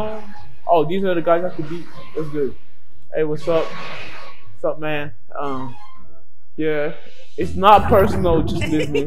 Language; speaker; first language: English; native; English